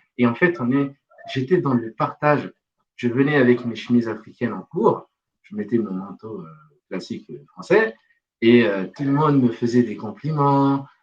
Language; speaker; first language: French; non-native, local second language; Wolof